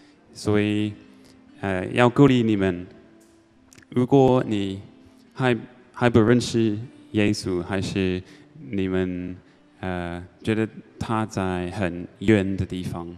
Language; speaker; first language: Chinese; non-native, learner; English